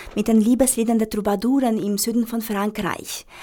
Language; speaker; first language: German; non-native, fluent; Romanian